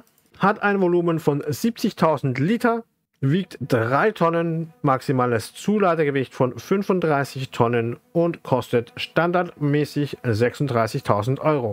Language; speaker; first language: German; native; German